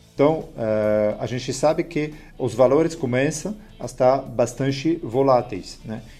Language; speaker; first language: Portuguese; non-native, fluent; French